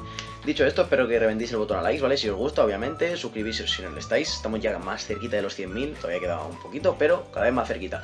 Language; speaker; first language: Spanish; native; Spanish